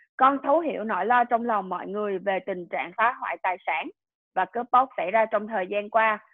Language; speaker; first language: Vietnamese; early bilingual, heritage; Vietnamese